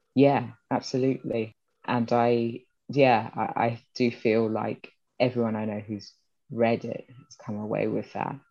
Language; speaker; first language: English; early bilingual, other home language; Yoruba